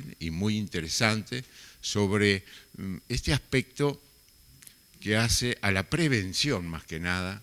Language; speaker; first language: Spanish; native; Spanish